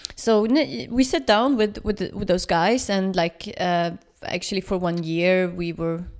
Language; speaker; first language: English; non-native, fluent; Swedish